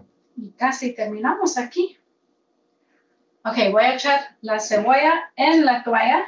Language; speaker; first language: Spanish; early bilingual, heritage; Spanish